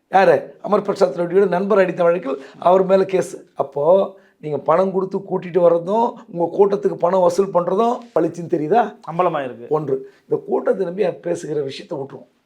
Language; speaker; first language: Tamil; native; Tamil